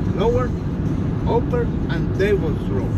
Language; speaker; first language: English; non-native, fluent; Spanish